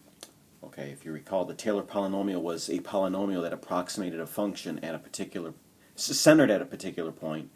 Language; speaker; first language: English; native; English